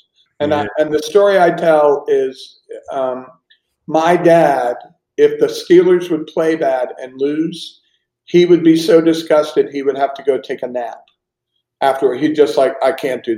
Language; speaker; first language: English; native; English